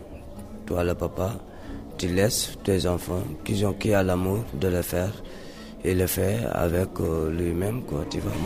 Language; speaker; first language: French; non-native, local second language; Mandingo